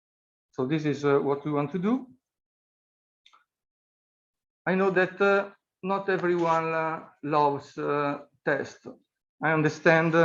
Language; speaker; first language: English; non-native, fluent; Italian